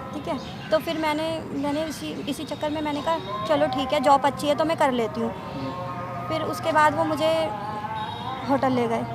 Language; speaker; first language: Hindi; non-native, local second language; Tamil